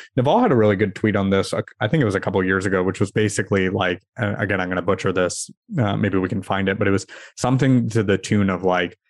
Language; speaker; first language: English; early bilingual, other home language; Hindi